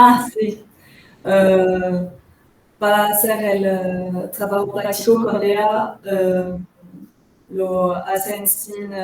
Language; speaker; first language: Spanish; non-native, learner; French